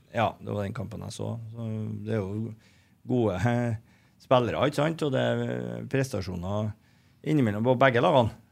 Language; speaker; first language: Norwegian; native; Norwegian